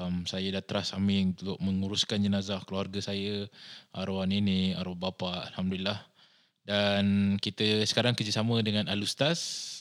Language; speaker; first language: Malay; native; Malay